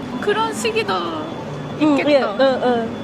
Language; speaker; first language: Korean; non-native, fluent; Japanese